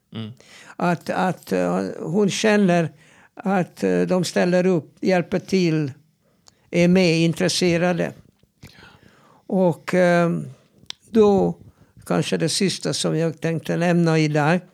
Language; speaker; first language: Swedish; non-native, fluent; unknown